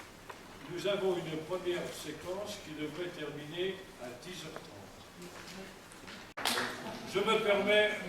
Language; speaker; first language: French; native; French